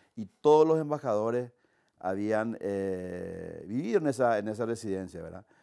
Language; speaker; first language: Spanish; native; Spanish